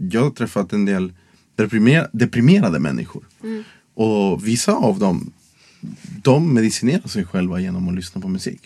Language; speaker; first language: Swedish; non-native, fluent; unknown